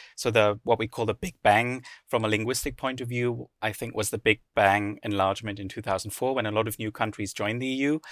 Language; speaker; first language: English; non-native, fluent; German